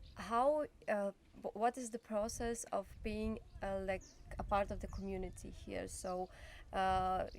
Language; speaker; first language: English; non-native, fluent; Ukrainian